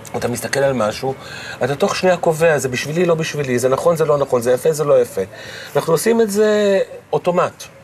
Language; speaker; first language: Hebrew; native; Hebrew